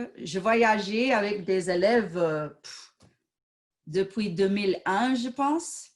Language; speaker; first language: French; non-native, fluent; English